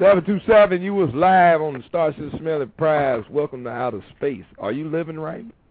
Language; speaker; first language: English; native; English